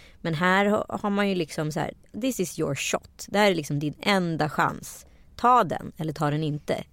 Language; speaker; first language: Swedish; native; Swedish